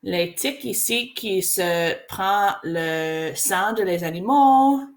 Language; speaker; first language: French; non-native, learner; English